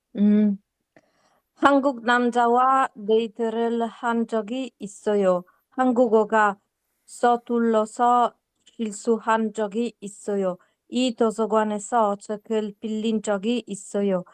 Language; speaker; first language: Korean; non-native, learner; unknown